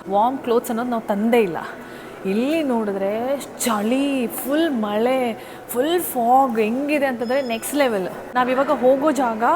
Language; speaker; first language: Kannada; native; Kannada